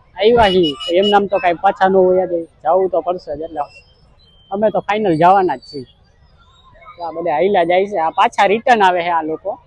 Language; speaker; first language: Gujarati; native; Gujarati